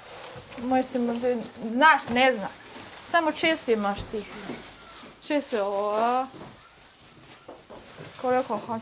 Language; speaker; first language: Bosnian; non-native, learner; Chinese